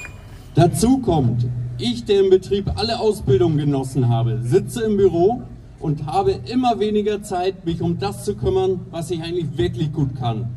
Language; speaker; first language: German; native; German